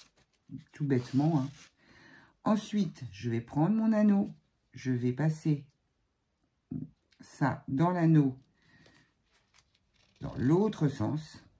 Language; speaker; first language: French; native; French